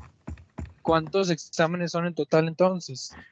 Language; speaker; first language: Spanish; native; Spanish